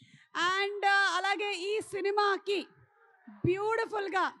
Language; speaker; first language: Telugu; native; Telugu